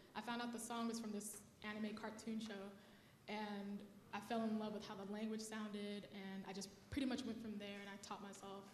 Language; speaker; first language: English; native; English